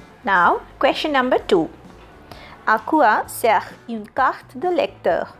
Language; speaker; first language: French; non-native, fluent; Hindi